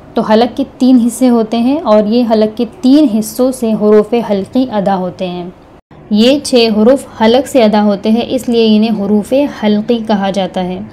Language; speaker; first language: Hindi; native; Hindi